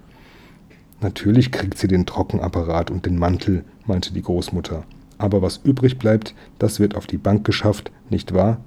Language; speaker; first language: German; native; German